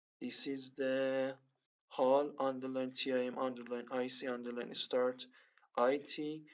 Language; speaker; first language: English; non-native, learner; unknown